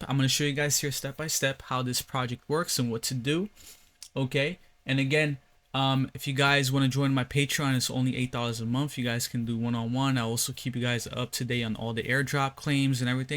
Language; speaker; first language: English; native; English